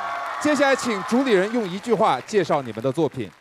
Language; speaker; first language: Chinese; native; Chinese